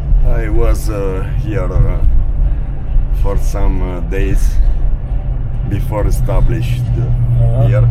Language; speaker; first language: English; non-native, learner; Italian